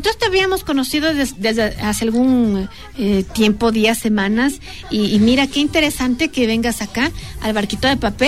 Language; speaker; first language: Spanish; native; Spanish